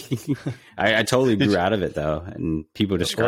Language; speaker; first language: English; native; English